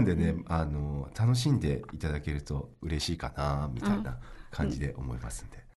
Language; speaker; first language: Japanese; native; Japanese